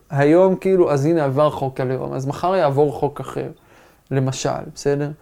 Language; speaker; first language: Hebrew; non-native, local second language; Arabic